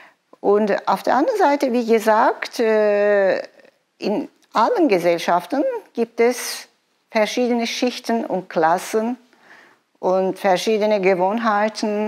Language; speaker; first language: German; non-native, fluent; Turkish